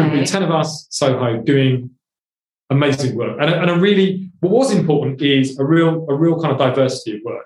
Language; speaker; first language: English; native; English